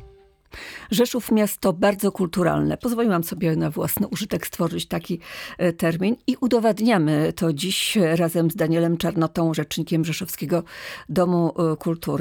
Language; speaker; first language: Polish; native; Polish